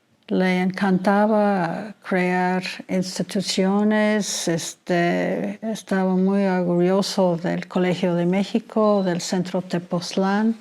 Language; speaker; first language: Spanish; non-native, fluent; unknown